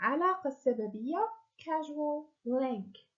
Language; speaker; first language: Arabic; native; Arabic